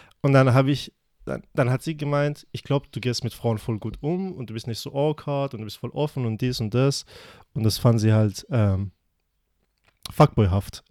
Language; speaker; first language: German; early bilingual, other home language; Persian